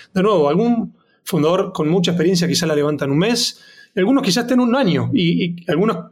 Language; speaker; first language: Spanish; native; Spanish